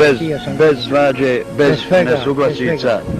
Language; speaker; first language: Bosnian; native; Bosnian